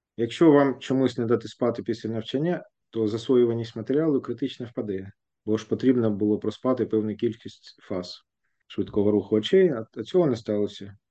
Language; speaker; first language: Ukrainian; non-native, local second language; Russian